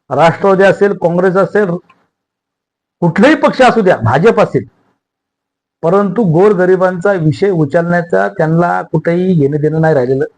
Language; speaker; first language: Marathi; native; Marathi